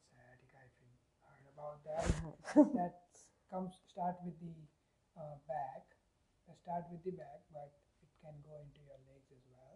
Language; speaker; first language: English; non-native, local second language; Gujarati